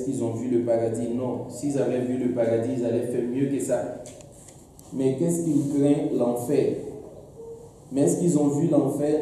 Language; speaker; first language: French; non-native, local second language; Dyula